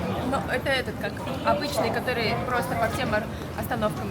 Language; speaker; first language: Russian; native; Russian